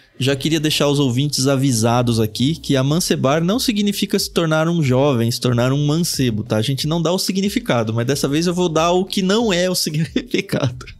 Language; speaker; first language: Portuguese; native; Portuguese